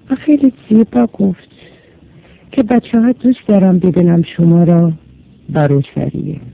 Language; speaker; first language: Persian; non-native, learner; Arabic